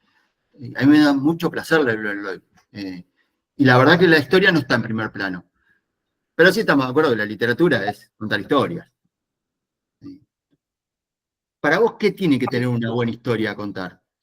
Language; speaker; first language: Spanish; native; Spanish